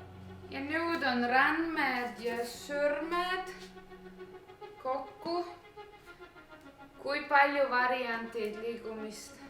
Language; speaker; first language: Estonian; non-native, learner; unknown